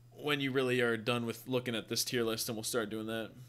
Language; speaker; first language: English; native; English